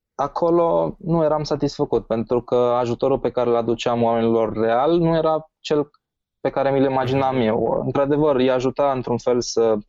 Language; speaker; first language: Romanian; native; Romanian